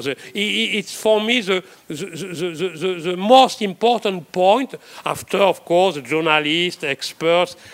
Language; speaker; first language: English; non-native, fluent; French